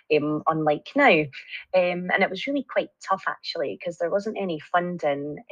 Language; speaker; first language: English; native; English